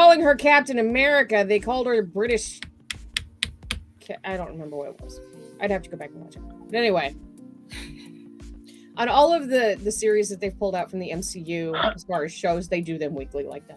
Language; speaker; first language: English; native; English